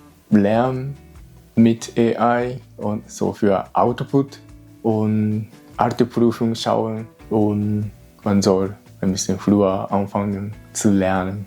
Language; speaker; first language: German; non-native, learner; Japanese